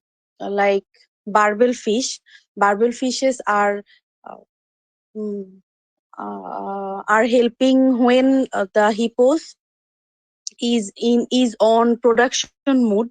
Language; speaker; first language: English; non-native, learner; Bangla